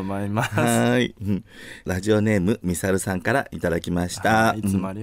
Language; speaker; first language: Japanese; native; Japanese